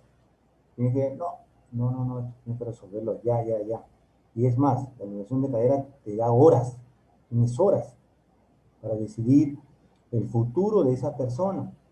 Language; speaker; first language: Spanish; native; Spanish